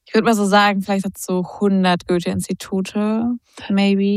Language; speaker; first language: German; native; German